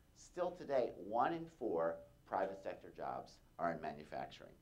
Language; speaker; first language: English; native; English